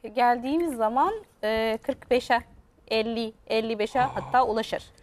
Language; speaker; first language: Turkish; non-native, fluent; Arabic